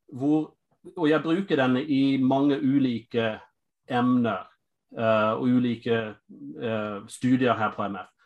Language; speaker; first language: Norwegian; non-native, fluent; English